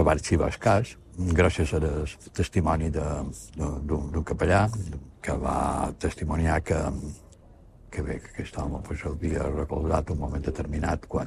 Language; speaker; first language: Catalan; native; Catalan